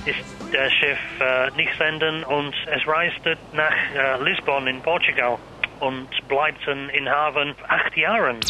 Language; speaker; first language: German; non-native, learner; English